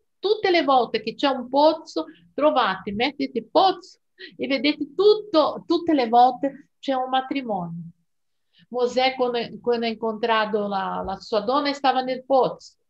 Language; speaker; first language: Italian; non-native, fluent; Portuguese